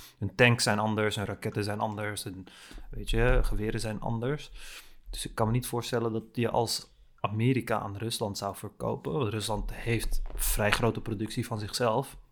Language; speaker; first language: Dutch; early bilingual, other home language; Turkish